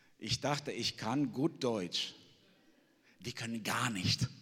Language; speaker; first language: German; non-native, fluent; Albanian